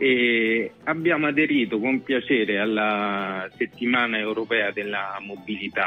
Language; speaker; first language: Italian; native; Italian